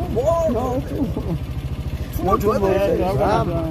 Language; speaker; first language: English; non-native, learner; Korean